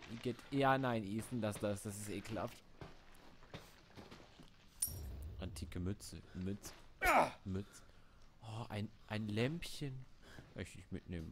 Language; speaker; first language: German; native; German